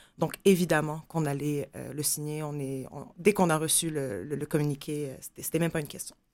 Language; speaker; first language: French; non-native, local second language; Arabic